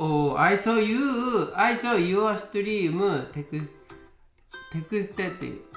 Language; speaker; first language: English; non-native, learner; Japanese